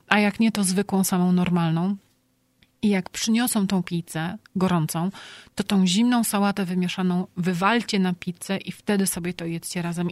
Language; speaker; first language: Polish; native; Polish